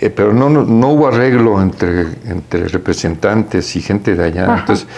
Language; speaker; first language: Spanish; native; Spanish